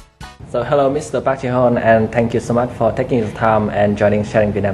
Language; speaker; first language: English; non-native, fluent; Vietnamese